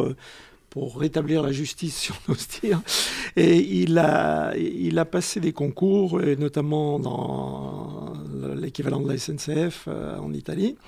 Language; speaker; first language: French; native; French